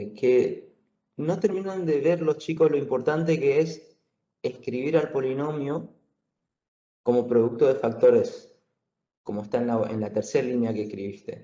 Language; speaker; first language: Spanish; native; Spanish